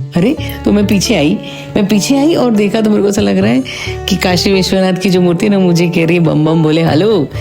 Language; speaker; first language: Hindi; non-native, local second language; Marathi